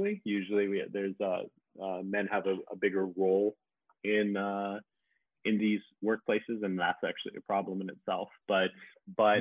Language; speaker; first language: English; native; English